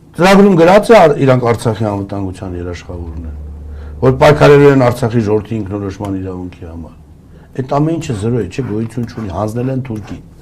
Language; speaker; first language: Armenian; early bilingual, other home language; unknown